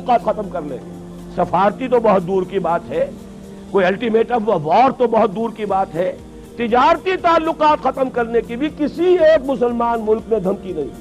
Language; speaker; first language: Urdu; native; Urdu